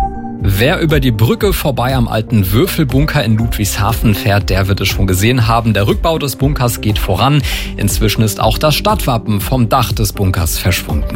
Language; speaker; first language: German; native; German